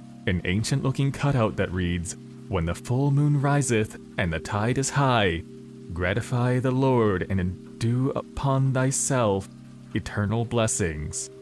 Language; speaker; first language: English; native; English